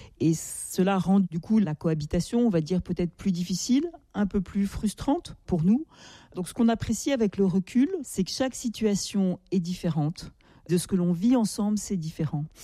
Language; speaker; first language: French; native; French